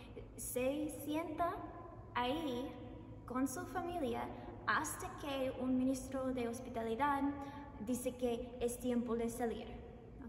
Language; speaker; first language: Spanish; non-native, learner; English